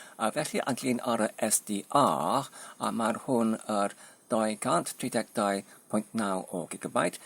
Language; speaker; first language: Welsh; non-native, learner; Polish